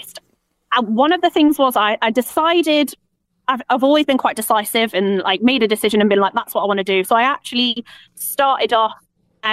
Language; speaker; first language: English; native; English